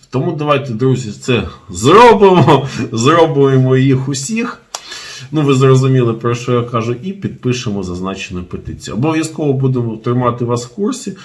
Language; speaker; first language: Ukrainian; non-native, local second language; Russian